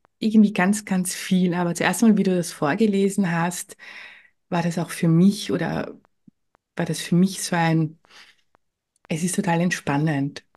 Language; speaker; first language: German; native; German